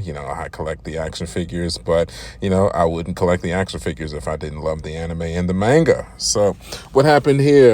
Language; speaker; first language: English; native; English